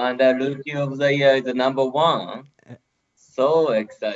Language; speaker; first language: English; non-native, learner; Japanese